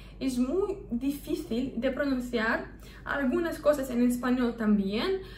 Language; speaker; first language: Spanish; non-native, fluent; Russian